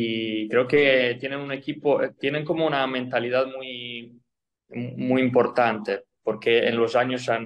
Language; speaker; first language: Spanish; non-native, fluent; Italian